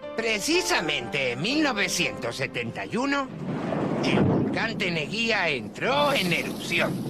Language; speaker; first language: Spanish; native; Spanish